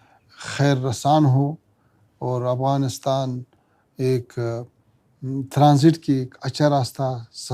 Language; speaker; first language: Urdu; non-native, learner; Pashto